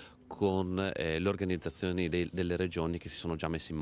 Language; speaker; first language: Italian; native; Italian